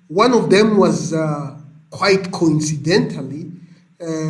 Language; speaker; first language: English; non-native, local second language; Venda